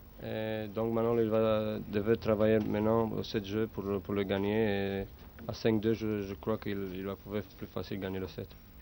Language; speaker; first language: French; non-native, learner; Romanian